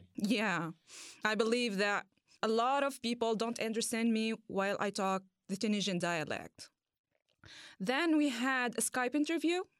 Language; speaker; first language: English; non-native, fluent; Arabic